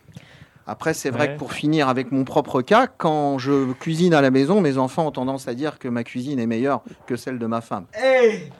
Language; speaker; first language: French; native; French